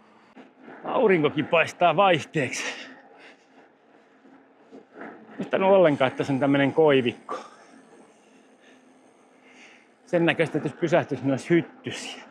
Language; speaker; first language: Finnish; native; Finnish